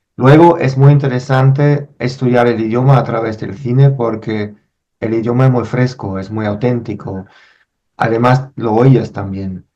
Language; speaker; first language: Spanish; non-native, fluent; German